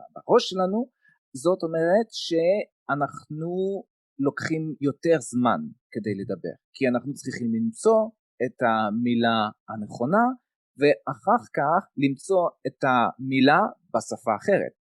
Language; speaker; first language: Hebrew; non-native, fluent; French